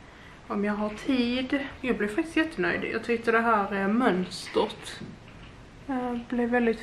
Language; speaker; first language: Swedish; native; Swedish